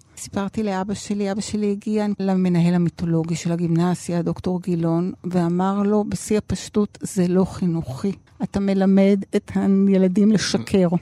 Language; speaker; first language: Hebrew; early bilingual, other home language; Spanish